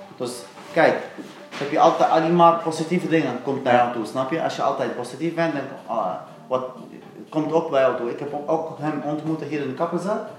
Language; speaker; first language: Dutch; non-native, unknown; Arabic